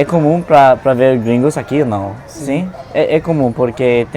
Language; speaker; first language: Portuguese; non-native, learner; English